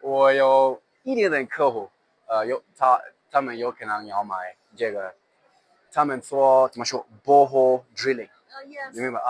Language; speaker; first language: Chinese; non-native, learner; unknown